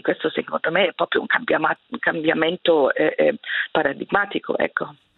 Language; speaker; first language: Italian; non-native, fluent; German